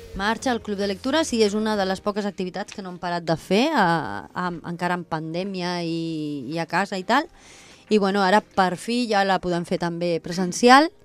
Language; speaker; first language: Catalan; non-native, local second language; Spanish